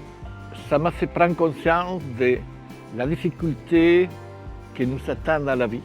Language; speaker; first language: French; non-native, fluent; Spanish